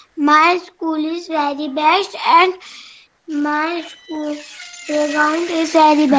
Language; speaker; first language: English; non-native, learner; Hindi